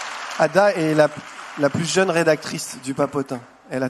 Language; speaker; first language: French; native; French